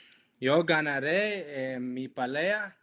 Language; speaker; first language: Spanish; non-native, learner; English